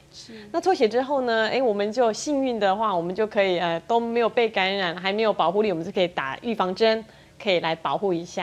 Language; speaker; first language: Chinese; native; Chinese